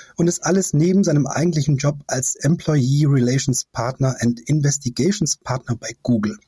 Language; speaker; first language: German; native; German